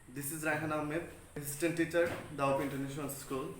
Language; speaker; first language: English; non-native, local second language; Bangla